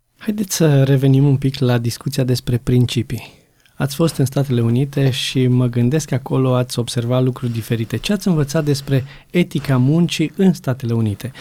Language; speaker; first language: Romanian; native; Romanian